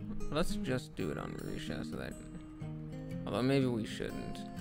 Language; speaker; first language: English; native; English